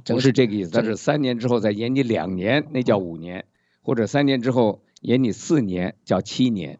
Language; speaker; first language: Chinese; native; Chinese